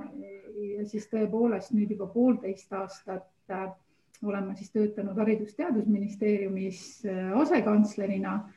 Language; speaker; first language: Estonian; native; Estonian